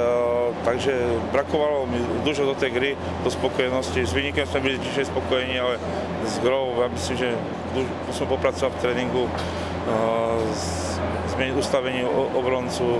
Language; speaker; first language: Polish; non-native, learner; Czech